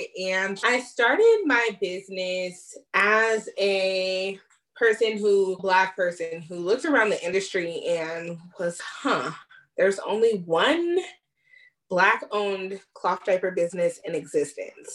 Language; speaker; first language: English; native; English